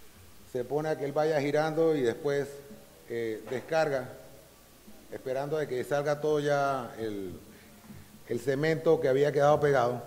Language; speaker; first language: Spanish; native; Spanish